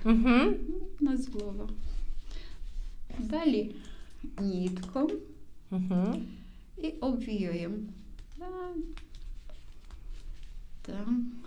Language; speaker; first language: Polish; non-native, learner; Ukrainian